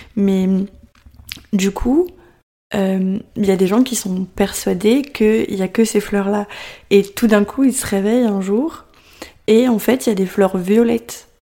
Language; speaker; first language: French; native; French